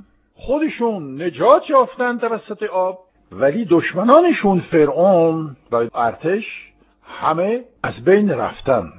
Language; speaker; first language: Persian; non-native, fluent; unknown